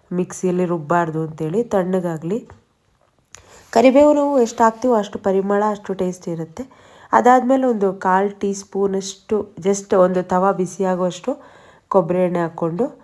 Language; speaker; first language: Kannada; non-native, local second language; Tulu